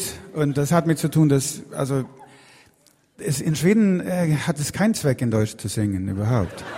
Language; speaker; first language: German; non-native, learner; Swedish